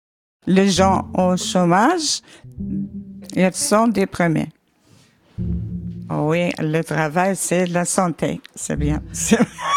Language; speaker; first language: French; non-native, learner; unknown